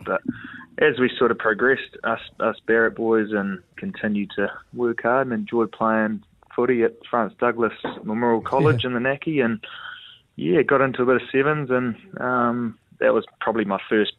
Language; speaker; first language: English; native; English